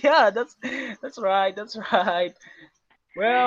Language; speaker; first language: English; non-native, learner; Indonesian